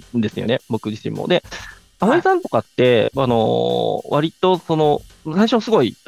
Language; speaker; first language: Japanese; native; Japanese